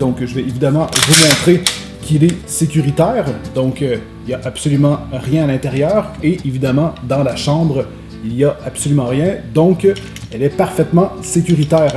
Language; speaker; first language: French; native; French